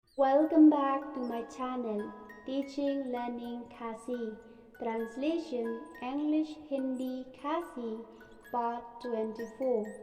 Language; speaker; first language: English; non-native, local second language; Khasi